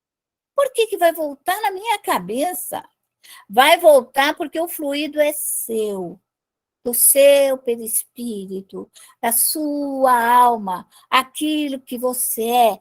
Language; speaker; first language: Portuguese; native; Portuguese